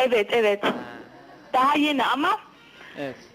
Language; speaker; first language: Turkish; early bilingual, heritage; Turkish